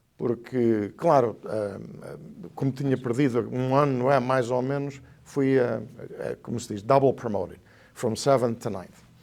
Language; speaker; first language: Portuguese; native; Portuguese